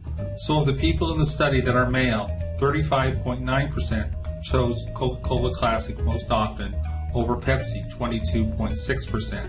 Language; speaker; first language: English; native; English